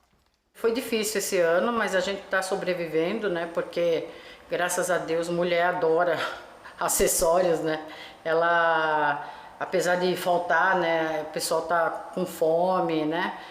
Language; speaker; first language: Portuguese; early bilingual, other home language; Korean